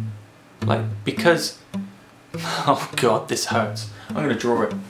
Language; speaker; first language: English; native; English